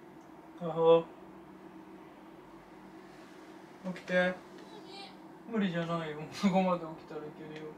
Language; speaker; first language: Japanese; native; Japanese